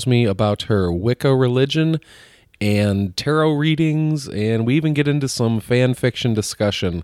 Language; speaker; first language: English; native; English